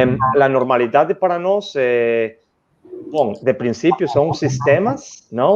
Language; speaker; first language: Portuguese; non-native, learner; Spanish